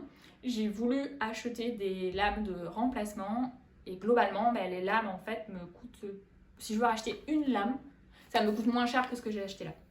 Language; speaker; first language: French; native; French